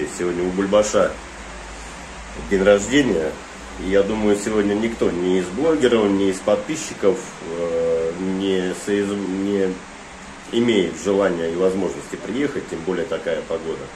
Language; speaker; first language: Russian; native; Russian